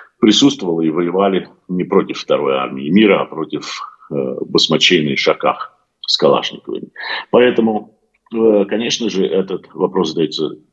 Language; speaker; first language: Russian; early bilingual, heritage; Russian